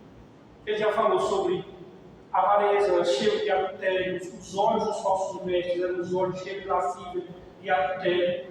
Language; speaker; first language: Portuguese; native; Portuguese